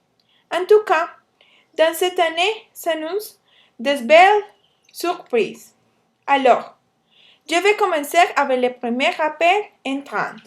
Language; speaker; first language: French; non-native, learner; Spanish